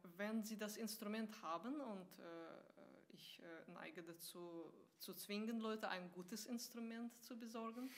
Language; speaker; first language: German; non-native, fluent; Russian